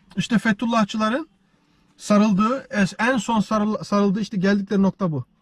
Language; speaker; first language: Turkish; native; Turkish